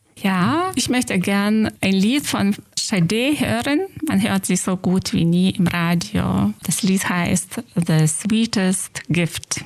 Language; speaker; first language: German; non-native, fluent; Lithuanian